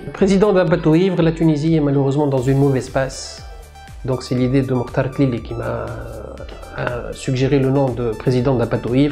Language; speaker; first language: French; non-native, local second language; Arabic